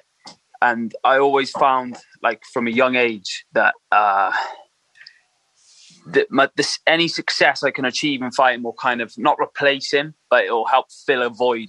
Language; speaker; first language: English; native; English